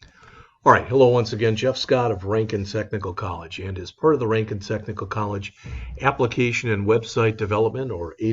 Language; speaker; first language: English; native; English